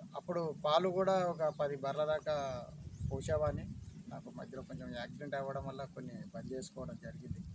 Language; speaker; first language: Telugu; native; Telugu